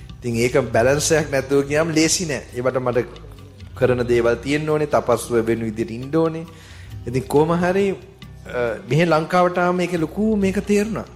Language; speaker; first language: Sinhala; native; Sinhala